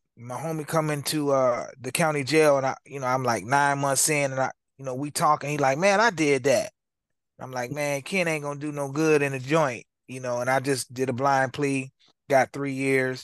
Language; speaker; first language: English; native; English